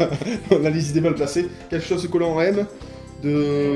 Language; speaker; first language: French; native; French